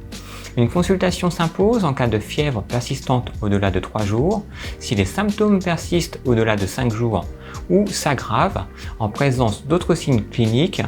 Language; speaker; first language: French; native; French